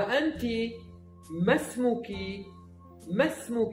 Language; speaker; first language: Arabic; early bilingual, heritage; Arabic